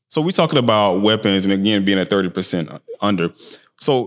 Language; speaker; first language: English; native; English